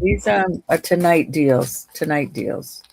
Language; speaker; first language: English; native; English